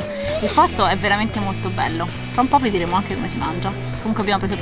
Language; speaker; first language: Italian; native; Italian